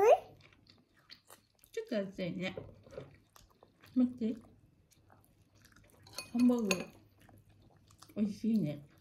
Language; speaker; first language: Japanese; native; Japanese